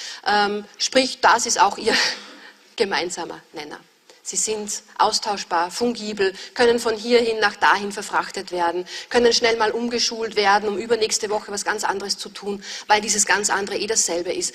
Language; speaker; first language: German; native; German